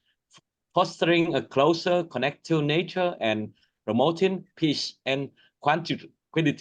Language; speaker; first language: English; non-native, learner; Vietnamese